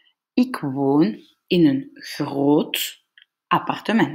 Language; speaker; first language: Dutch; non-native, fluent; French